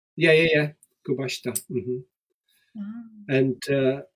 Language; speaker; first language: English; non-native, fluent; Czech